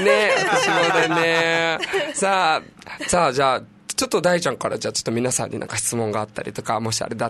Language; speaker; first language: Japanese; native; Japanese